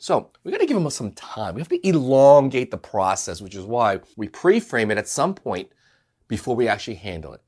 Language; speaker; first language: English; native; English